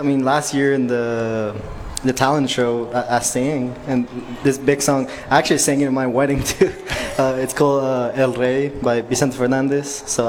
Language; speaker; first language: English; non-native, fluent; Spanish